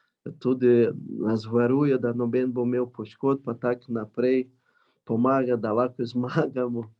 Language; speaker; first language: Slovenian; non-native, learner; Portuguese